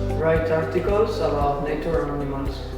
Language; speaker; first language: English; non-native, learner; Catalan